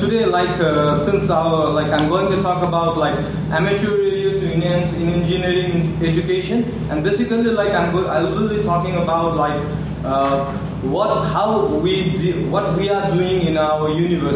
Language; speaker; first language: English; non-native, local second language; Nepali